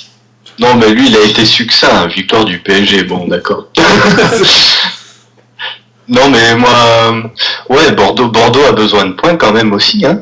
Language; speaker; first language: French; native; French